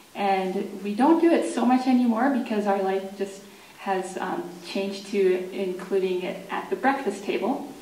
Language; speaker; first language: English; native; English